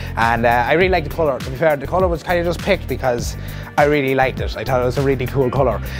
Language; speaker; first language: English; native; English